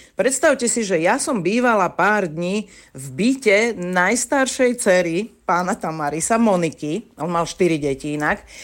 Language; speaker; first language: Slovak; native; Slovak